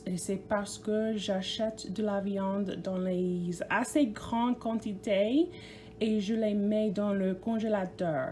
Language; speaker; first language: French; non-native, fluent; English